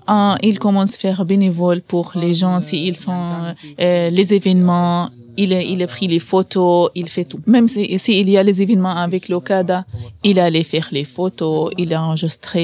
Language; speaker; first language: French; non-native, learner; Arabic